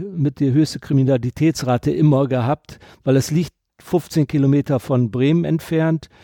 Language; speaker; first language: German; native; German